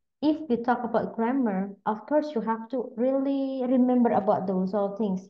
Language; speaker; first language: English; non-native, fluent; Indonesian